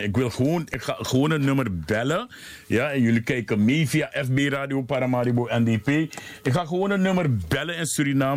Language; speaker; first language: Dutch; native; Dutch